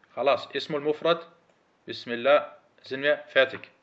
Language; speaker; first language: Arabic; early bilingual, heritage; Arabic